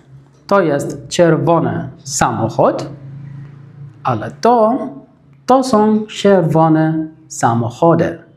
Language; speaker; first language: Polish; non-native, fluent; Arabic